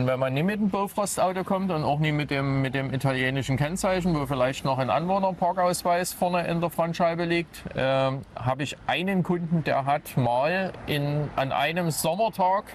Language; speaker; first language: German; native; German